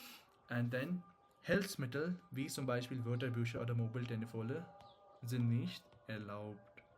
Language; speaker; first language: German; non-native, fluent; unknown